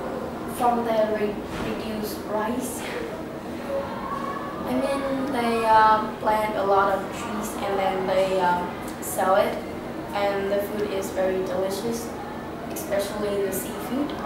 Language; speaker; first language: English; non-native, learner; Vietnamese